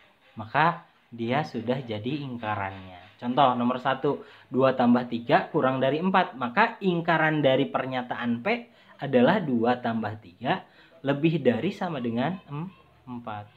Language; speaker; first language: Indonesian; native; Indonesian